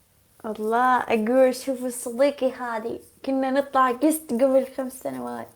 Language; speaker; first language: Arabic; non-native, learner; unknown